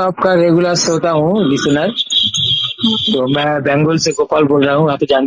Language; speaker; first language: Hindi; non-native, local second language; Bangla